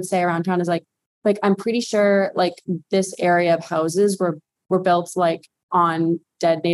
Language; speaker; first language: English; native; English